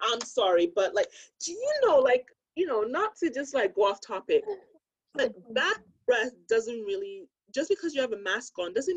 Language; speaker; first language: English; non-native, local second language; Akan